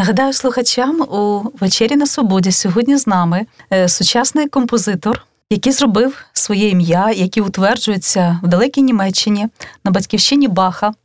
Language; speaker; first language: Ukrainian; native; Ukrainian